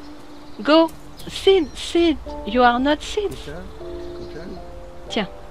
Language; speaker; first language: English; non-native, learner; French